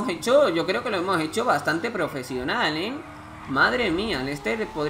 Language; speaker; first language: Spanish; native; Spanish